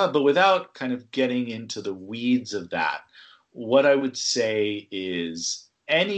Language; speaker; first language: English; native; English